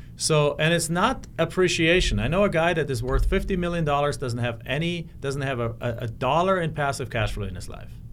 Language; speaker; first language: English; non-native, fluent; German